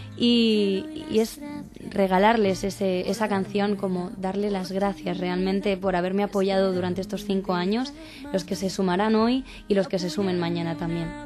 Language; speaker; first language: Spanish; native; Spanish